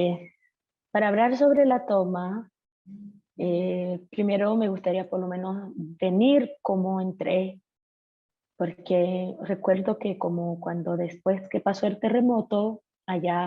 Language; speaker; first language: Spanish; non-native, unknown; Haitian Creole